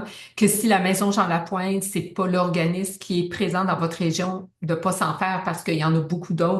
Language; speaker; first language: French; native; French